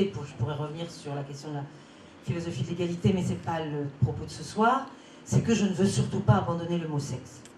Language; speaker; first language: French; native; French